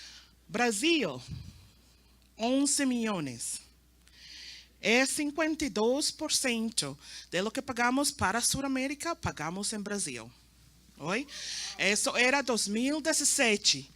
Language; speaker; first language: Portuguese; non-native, learner; Spanish